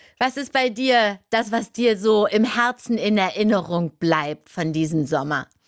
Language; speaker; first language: German; native; German